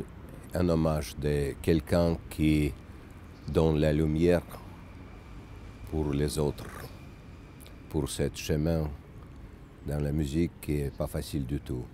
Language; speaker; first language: French; non-native, learner; Russian